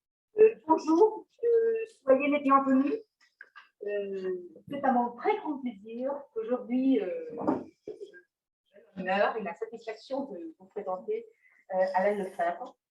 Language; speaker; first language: French; non-native, fluent; Spanish